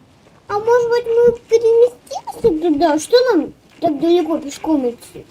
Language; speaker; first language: Russian; native; Russian